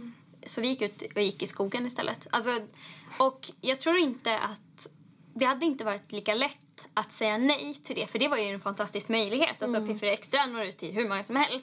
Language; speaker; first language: Swedish; native; Swedish